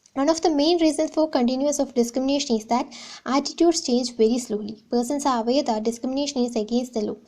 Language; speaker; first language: English; non-native, local second language; Malayalam